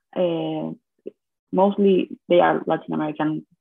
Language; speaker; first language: English; non-native, learner; Spanish